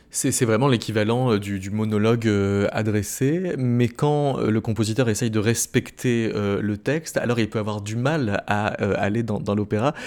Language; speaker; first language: French; native; French